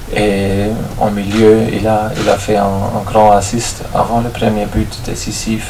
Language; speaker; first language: French; non-native, fluent; German